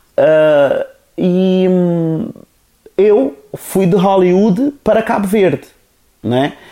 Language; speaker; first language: Portuguese; non-native, local second language; Kabuverdianu